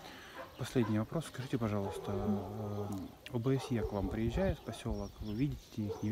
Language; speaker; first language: Russian; native; Russian